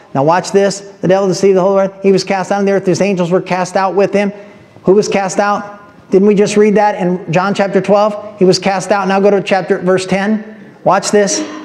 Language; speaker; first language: English; native; English